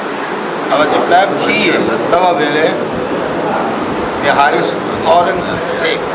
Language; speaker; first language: German; non-native, learner; Urdu